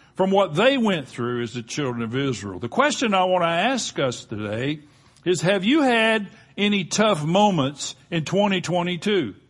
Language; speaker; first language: English; native; English